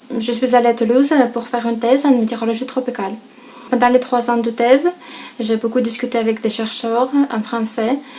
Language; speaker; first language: French; non-native, fluent; Russian